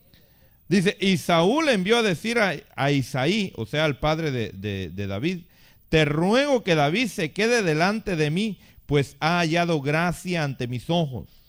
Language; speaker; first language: Spanish; native; Spanish